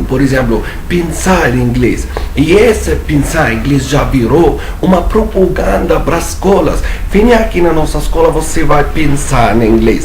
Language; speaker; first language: Portuguese; non-native, fluent; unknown